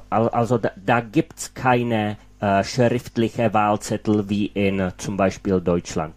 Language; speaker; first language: German; non-native, fluent; Czech